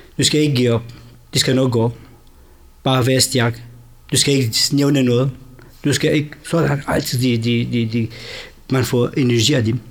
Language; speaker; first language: Danish; non-native, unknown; Kurdish